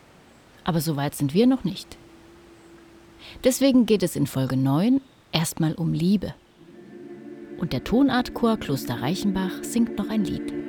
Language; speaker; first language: German; native; German